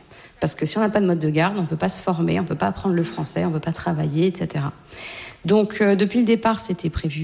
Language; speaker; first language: French; native; French